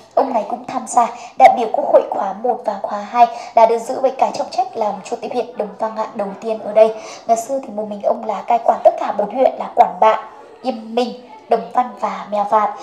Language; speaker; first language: Vietnamese; non-native, local second language; Hmong